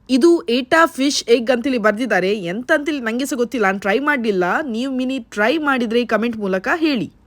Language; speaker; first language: Kannada; non-native, local second language; Tulu